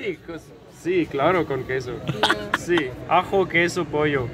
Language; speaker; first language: Spanish; non-native, learner; German